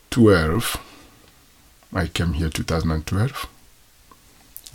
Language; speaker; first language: English; non-native, local second language; Igbo